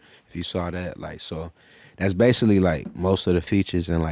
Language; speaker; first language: English; native; English